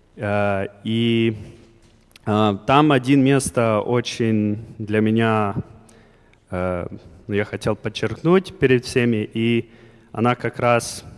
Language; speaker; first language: Russian; non-native, learner; English